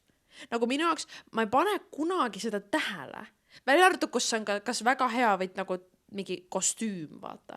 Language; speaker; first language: Estonian; native; Estonian